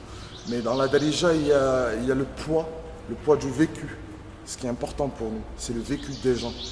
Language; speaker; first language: French; non-native, local second language; Arabic